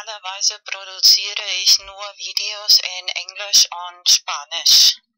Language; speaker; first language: German; non-native, fluent; Spanish